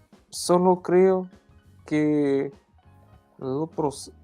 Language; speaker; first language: Spanish; non-native, learner; Portuguese